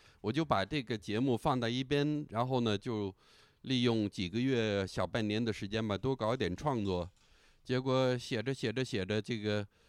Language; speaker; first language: Chinese; non-native, fluent; English